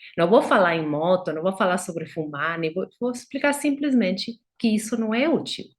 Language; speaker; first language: Portuguese; non-native, fluent; Spanish